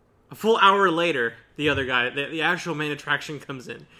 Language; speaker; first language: English; early bilingual, other home language; Spanish